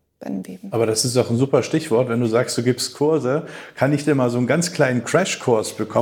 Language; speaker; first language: German; native; German